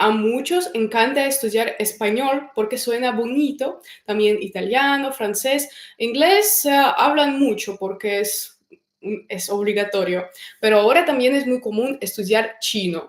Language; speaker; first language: Spanish; non-native, fluent; Russian